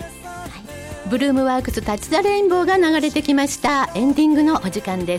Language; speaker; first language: Japanese; native; Japanese